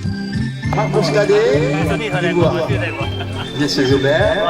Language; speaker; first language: French; non-native, fluent; Lao